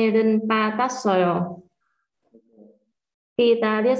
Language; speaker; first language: Korean; non-native, learner; Vietnamese